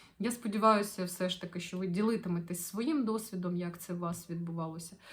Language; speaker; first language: Ukrainian; non-native, local second language; Russian